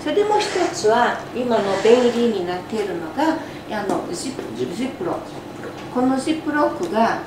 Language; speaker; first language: Japanese; non-native, fluent; Portuguese